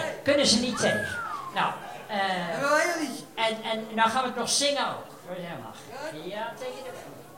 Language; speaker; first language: Dutch; native; Dutch